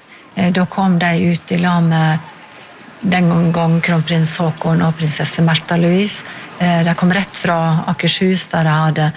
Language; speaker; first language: Norwegian; native; Norwegian